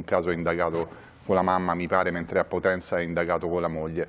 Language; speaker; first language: Italian; native; Italian